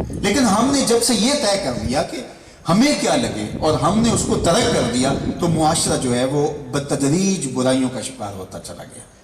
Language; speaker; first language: Urdu; non-native, local second language; Punjabi